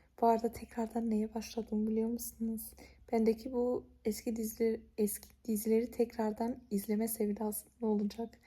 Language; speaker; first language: Turkish; early bilingual, heritage; Turkish